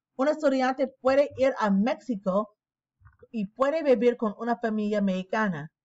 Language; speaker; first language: Spanish; non-native, learner; English